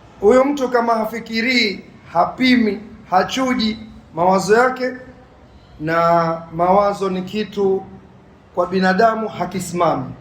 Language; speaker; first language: Swahili; native; Swahili